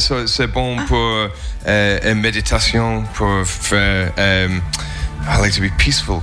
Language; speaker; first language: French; non-native, learner; English